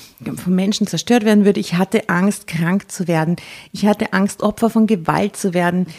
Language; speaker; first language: German; native; German